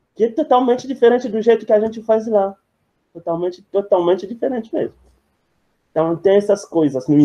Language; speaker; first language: Portuguese; non-native, fluent; French